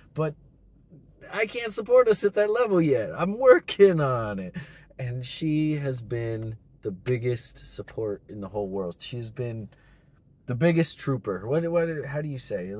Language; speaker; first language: English; native; English